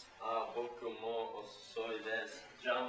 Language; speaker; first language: Japanese; non-native, learner; English